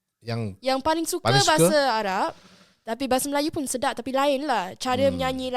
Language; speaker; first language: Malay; early bilingual, heritage; Malay